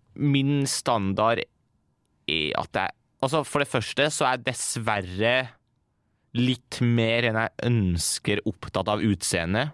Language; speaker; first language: Norwegian; early bilingual, other home language; Persian